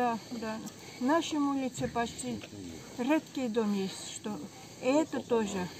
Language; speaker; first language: Russian; non-native, local second language; Armenian